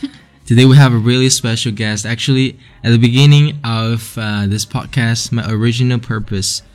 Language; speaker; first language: English; non-native, fluent; Chinese